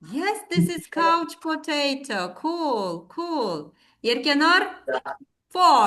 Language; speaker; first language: English; non-native, fluent; Kazakh